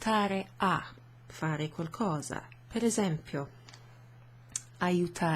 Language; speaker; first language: Italian; non-native, fluent; English